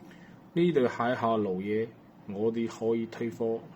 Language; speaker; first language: Cantonese; non-native, learner; Chinese